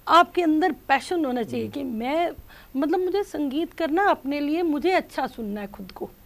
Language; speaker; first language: Hindi; native; Hindi